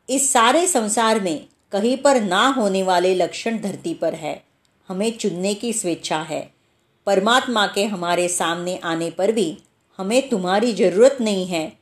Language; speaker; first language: Hindi; non-native, local second language; Marathi